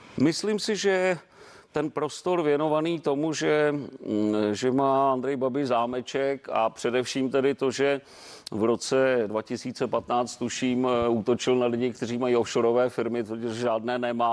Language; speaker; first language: Czech; native; Czech